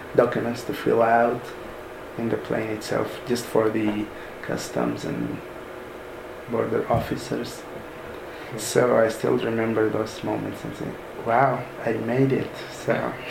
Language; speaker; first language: English; non-native, fluent; Arabic